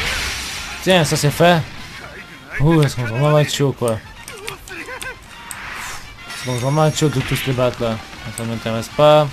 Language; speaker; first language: French; native; French